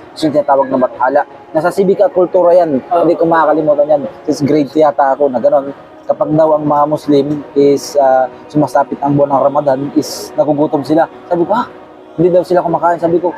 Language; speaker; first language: Filipino; native; Filipino